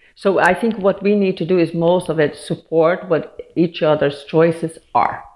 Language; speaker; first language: English; non-native, fluent; Portuguese